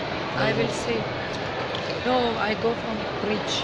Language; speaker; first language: English; non-native, learner; Turkish